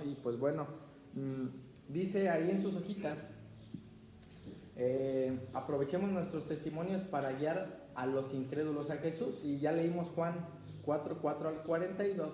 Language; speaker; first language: Spanish; native; Spanish